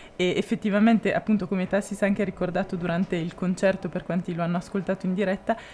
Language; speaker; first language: Italian; native; Italian